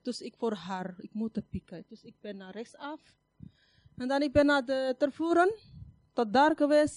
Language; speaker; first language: Dutch; non-native, learner; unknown